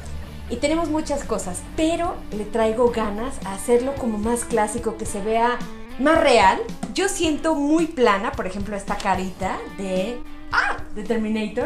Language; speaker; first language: Spanish; native; Spanish